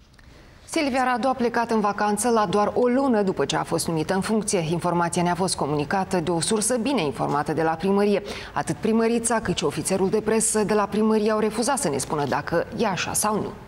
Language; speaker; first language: Romanian; native; Romanian